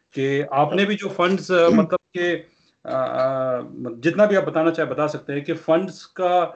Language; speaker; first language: Hindi; non-native, local second language; Punjabi